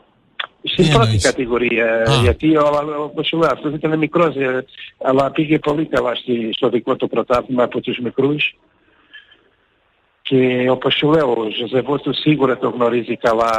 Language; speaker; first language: Greek; non-native, learner; Portuguese